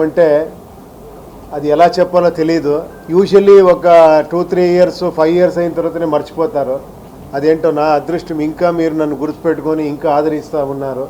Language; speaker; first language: Telugu; non-native, fluent; Kannada